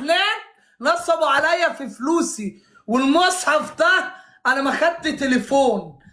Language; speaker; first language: Arabic; native; Arabic